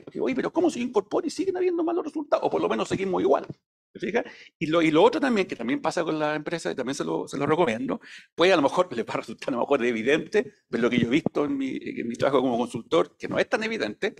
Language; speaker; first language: Spanish; native; Spanish